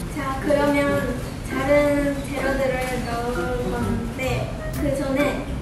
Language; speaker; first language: Korean; non-native, fluent; Japanese